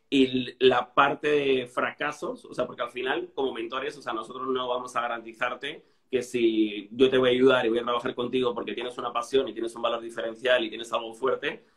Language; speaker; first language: Spanish; native; Spanish